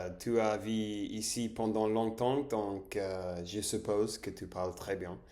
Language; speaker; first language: French; non-native, learner; English